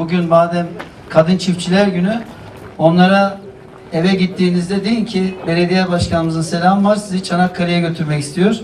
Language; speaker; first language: Turkish; native; Turkish